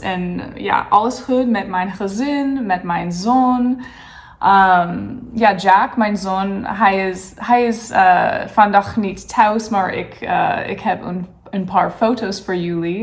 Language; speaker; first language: Dutch; non-native, learner; English